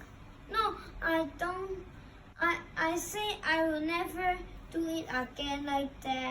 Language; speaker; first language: English; non-native, local second language; Cantonese